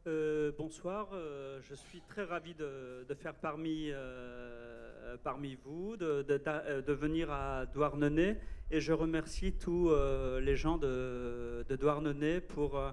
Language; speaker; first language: French; non-native, fluent; Turkish